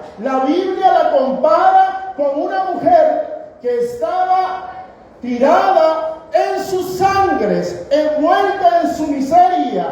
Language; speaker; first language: Spanish; native; Spanish